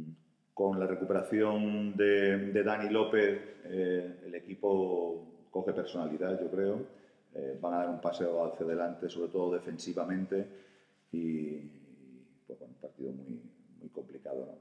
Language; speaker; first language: Spanish; native; Spanish